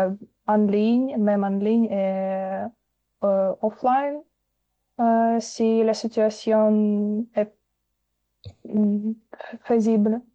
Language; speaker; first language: French; non-native, learner; Ukrainian